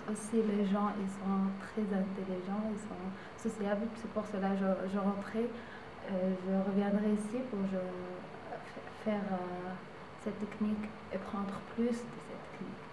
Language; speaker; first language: French; non-native, local second language; Arabic